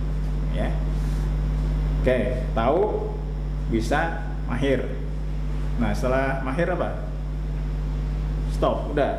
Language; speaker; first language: Indonesian; native; Indonesian